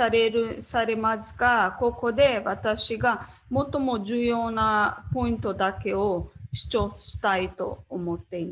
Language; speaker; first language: Japanese; non-native, learner; Slovenian